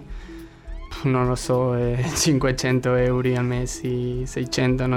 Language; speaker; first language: Italian; non-native, learner; Spanish